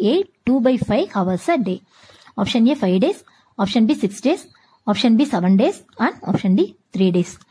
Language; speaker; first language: English; non-native, local second language; Tamil